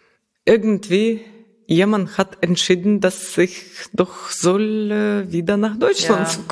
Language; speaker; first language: German; non-native, fluent; Russian